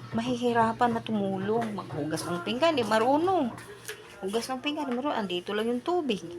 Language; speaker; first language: Filipino; non-native, local second language; Cebuano